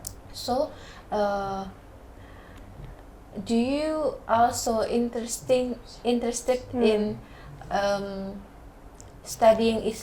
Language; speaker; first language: English; non-native, learner; Indonesian